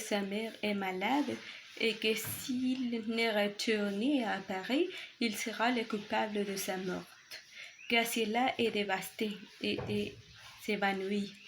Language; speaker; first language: French; non-native, learner; Spanish